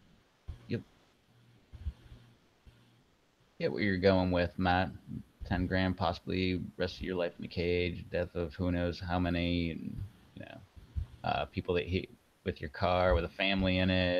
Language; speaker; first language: English; native; English